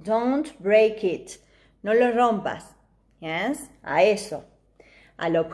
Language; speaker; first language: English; non-native, fluent; Spanish